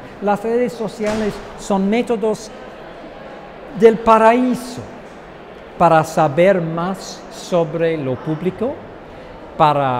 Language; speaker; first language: Spanish; non-native, fluent; English